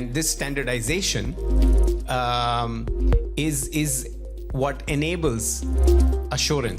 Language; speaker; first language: English; non-native, local second language; Punjabi